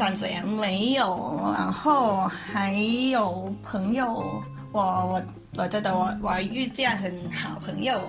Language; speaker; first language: Chinese; non-native, learner; Thai